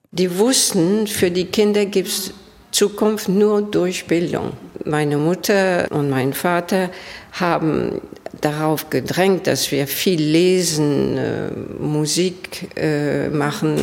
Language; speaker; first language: German; early bilingual, heritage; German